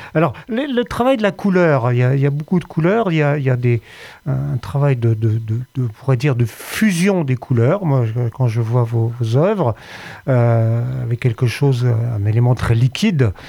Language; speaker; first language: French; native; French